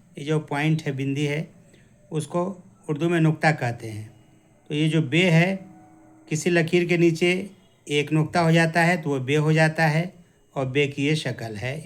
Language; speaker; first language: Hindi; native; Hindi